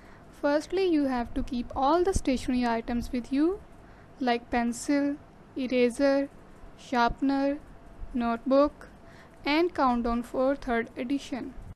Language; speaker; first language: English; non-native, local second language; Urdu